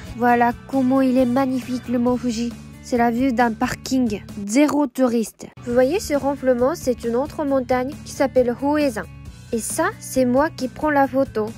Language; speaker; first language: French; non-native, fluent; Japanese